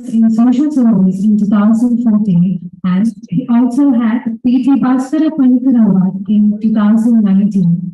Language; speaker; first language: English; non-native, local second language; Malayalam